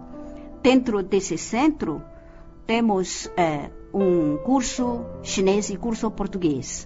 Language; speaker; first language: Portuguese; non-native, fluent; Chinese